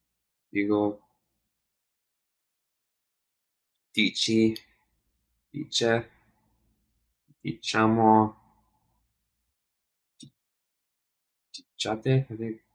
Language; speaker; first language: Italian; non-native, learner; English